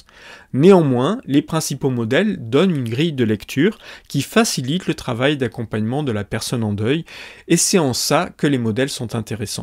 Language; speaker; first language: French; native; French